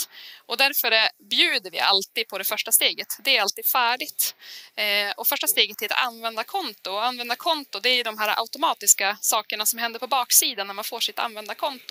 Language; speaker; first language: Swedish; native; Swedish